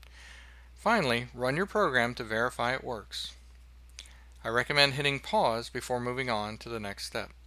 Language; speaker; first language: English; native; English